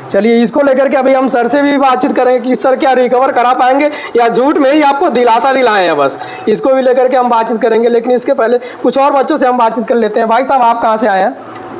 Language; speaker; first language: Hindi; native; Hindi